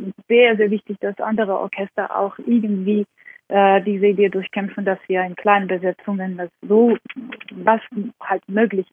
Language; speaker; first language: German; non-native, fluent; Georgian